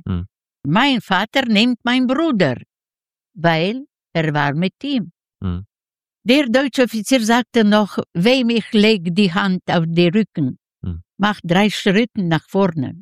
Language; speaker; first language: German; non-native, learner; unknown